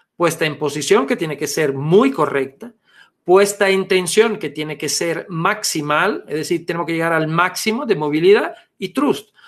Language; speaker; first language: Spanish; non-native, fluent; Italian